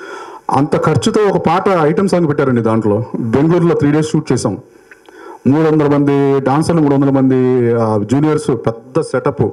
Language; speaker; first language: Telugu; native; Telugu